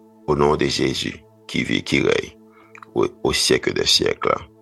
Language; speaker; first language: French; native; French